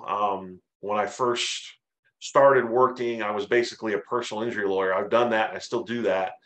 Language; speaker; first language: English; native; English